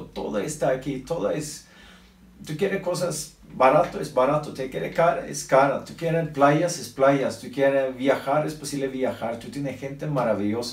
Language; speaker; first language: Spanish; non-native, learner; Norwegian